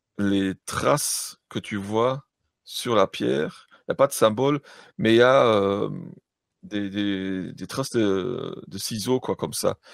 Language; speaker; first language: French; native; French